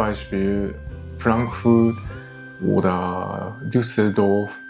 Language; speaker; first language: German; non-native, fluent; Japanese